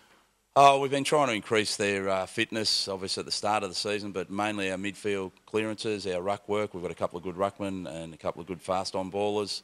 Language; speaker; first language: English; native; English